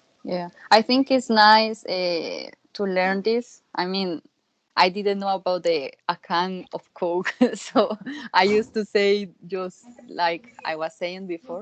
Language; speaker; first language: English; non-native, learner; Spanish